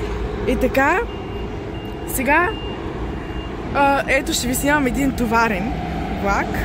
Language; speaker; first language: Bulgarian; native; Bulgarian